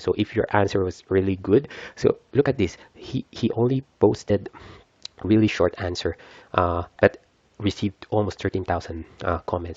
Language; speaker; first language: English; non-native, fluent; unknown